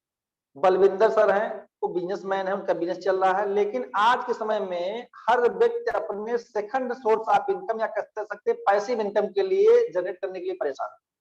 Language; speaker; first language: Hindi; native; Hindi